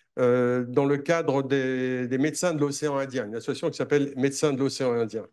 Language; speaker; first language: French; native; French